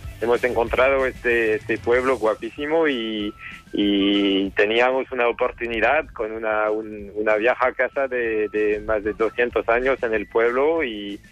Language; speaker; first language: Spanish; non-native, learner; French